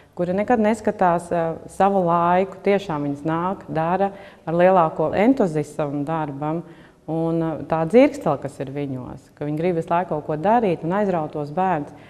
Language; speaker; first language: Latvian; native; Latvian